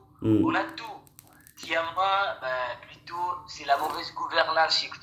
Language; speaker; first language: French; non-native, local second language; Rundi